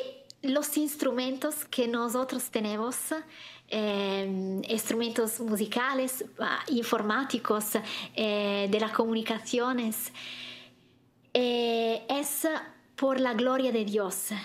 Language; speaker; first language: Spanish; non-native, learner; Italian